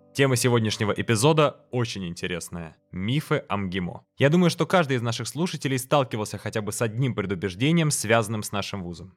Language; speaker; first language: Russian; native; Russian